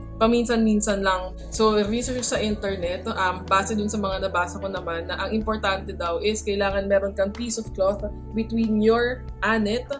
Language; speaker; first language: Filipino; native; Filipino